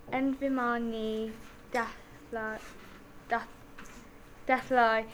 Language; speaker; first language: Welsh; non-native, local second language; English